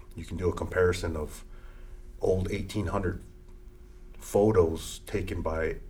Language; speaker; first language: English; early bilingual, other home language; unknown